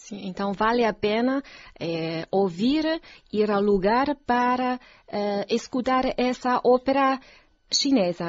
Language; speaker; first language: Portuguese; non-native, fluent; Chinese